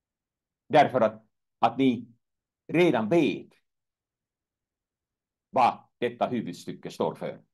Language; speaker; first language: Swedish; non-native, fluent; Finnish